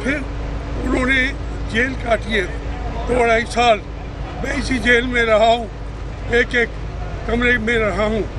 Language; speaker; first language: Urdu; native; Urdu